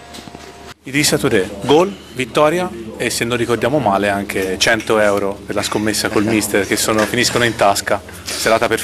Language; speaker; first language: Italian; native; Italian